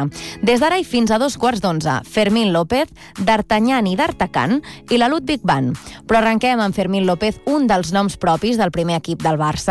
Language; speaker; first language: Catalan; native; Catalan